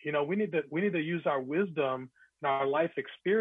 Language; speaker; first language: English; native; English